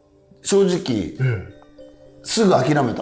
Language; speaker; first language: Japanese; native; Japanese